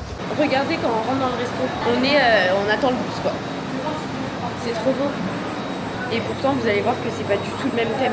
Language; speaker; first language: French; native; French